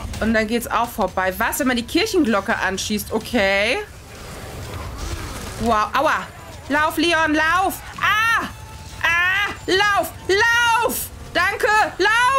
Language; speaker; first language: German; native; German